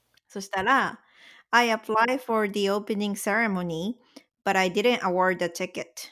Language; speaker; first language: English; non-native, fluent; Japanese